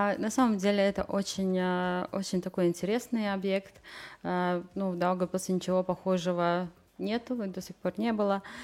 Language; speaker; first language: Russian; non-native, local second language; Latvian